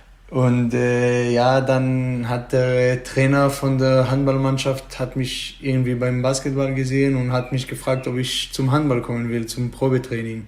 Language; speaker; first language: German; non-native, fluent; Hebrew